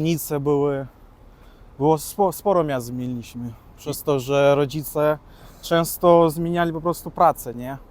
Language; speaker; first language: Polish; early bilingual, other home language; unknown